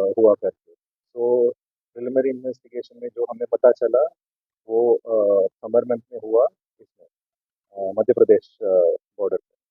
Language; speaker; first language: Hindi; non-native, local second language; Marathi